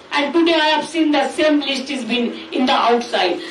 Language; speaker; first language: English; non-native, local second language; Bangla